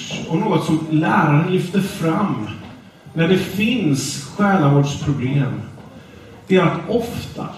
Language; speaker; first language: Swedish; non-native, fluent; English